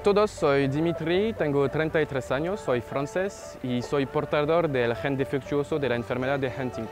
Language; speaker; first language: Spanish; non-native, fluent; French